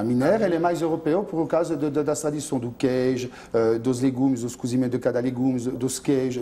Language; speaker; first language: Portuguese; non-native, fluent; French